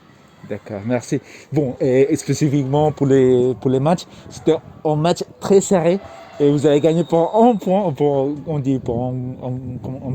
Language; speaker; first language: French; non-native, fluent; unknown